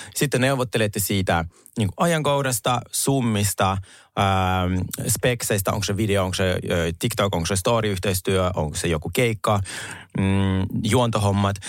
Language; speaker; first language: Finnish; non-native, fluent; Russian